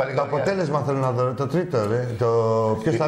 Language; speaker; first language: Greek; native; Greek